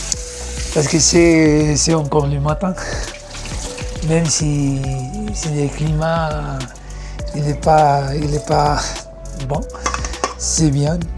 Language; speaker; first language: French; non-native, learner; Spanish